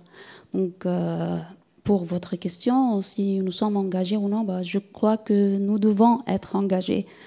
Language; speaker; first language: French; non-native, fluent; Arabic